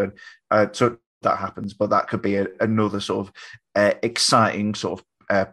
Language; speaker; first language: English; native; English